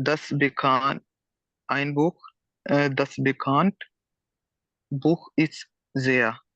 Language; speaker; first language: German; non-native, learner; Urdu